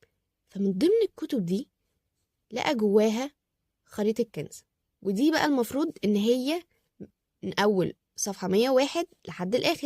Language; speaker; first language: Arabic; native; Arabic